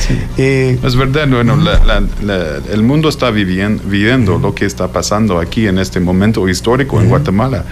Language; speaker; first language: Spanish; non-native, fluent; English